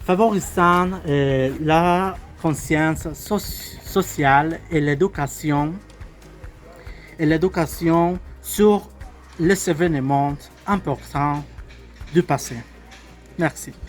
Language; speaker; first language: French; non-native, learner; Spanish